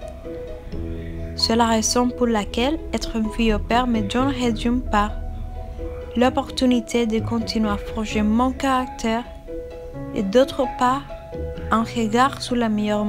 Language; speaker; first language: French; non-native, fluent; Spanish